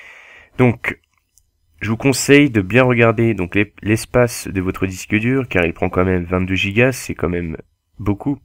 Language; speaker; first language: French; native; French